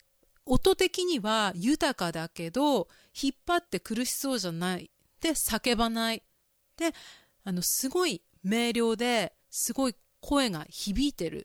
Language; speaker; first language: Japanese; native; Japanese